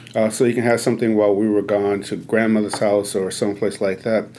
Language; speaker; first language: English; native; English